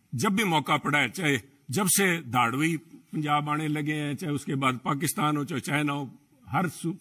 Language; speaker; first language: Hindi; native; Hindi